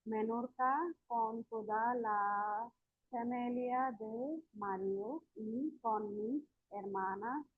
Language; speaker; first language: Spanish; non-native, learner; Bangla